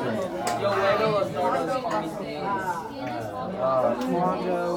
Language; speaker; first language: Spanish; non-native, learner; English